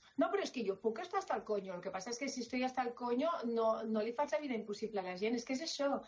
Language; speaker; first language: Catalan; non-native, local second language; Spanish